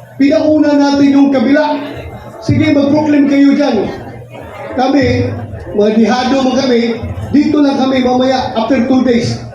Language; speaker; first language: Filipino; non-native, local second language; Cebuano